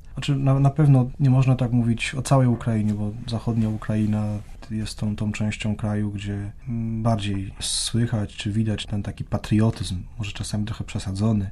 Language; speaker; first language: Polish; native; Polish